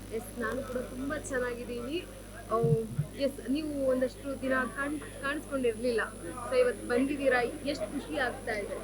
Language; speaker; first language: Kannada; native; Kannada